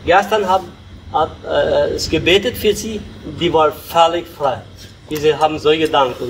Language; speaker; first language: German; early bilingual, heritage; Low German